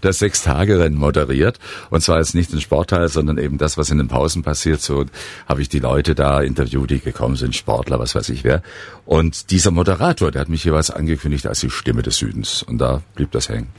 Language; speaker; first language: German; native; German